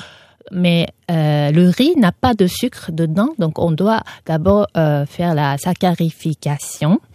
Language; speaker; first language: French; non-native, fluent; Japanese